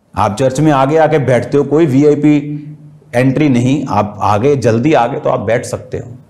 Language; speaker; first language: Hindi; native; Hindi